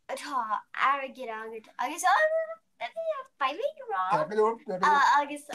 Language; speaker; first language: Irish; non-native, learner; English